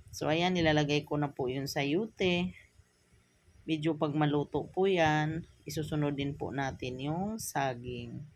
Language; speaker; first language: Filipino; native; Filipino